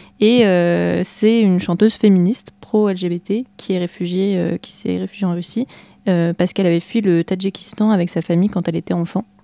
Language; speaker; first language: French; native; French